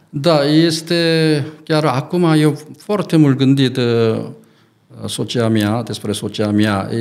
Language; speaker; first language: Romanian; non-native, learner; Korean